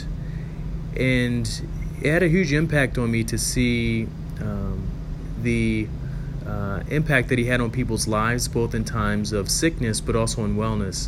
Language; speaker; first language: English; native; English